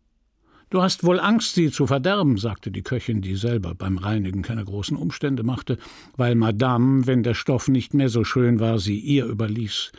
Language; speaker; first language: German; native; German